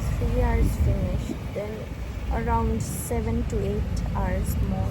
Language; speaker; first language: English; non-native, local second language; Malayalam